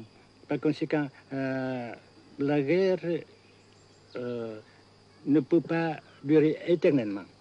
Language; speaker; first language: French; non-native, fluent; Vietnamese